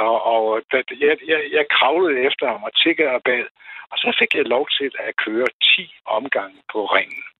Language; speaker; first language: Danish; non-native, fluent; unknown